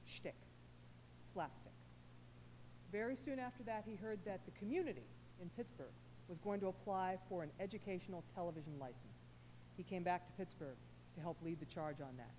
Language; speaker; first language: English; native; English